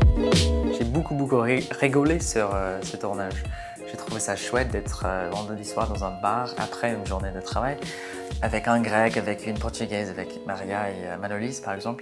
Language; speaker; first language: French; non-native, fluent; English